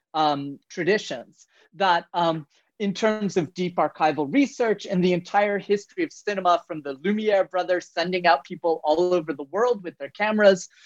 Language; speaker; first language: English; native; English